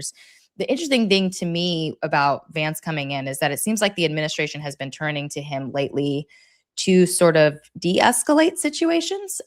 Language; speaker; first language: English; native; English